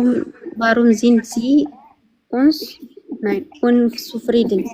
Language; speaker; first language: German; non-native, learner; Amharic